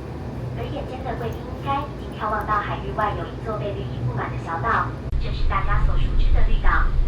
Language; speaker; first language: Chinese; native; Chinese